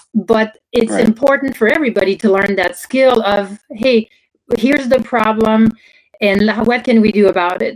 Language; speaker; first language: English; non-native, fluent; French